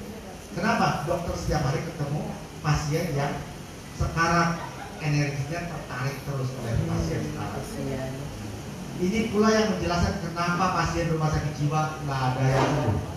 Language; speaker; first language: Indonesian; native; Indonesian